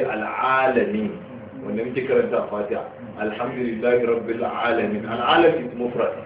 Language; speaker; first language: Arabic; non-native, learner; Hausa